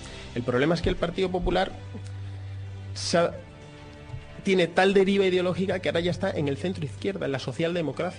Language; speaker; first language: Spanish; native; Spanish